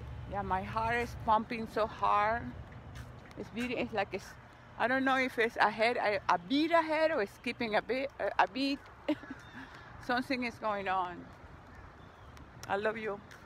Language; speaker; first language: English; non-native, fluent; Spanish